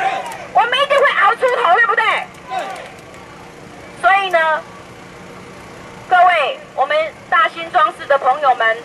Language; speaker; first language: Chinese; non-native, local second language; Min Nan Chinese